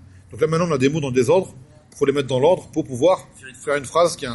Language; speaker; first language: French; native; French